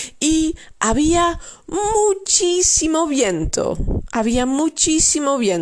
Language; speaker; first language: Spanish; non-native, fluent; Dutch